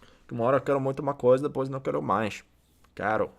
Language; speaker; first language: Portuguese; non-native, learner; English